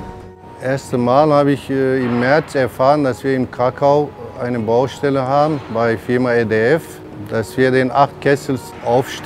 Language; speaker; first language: German; non-native, learner; Polish